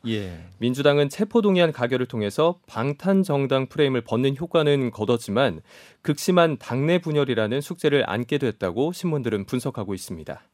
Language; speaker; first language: Korean; native; Korean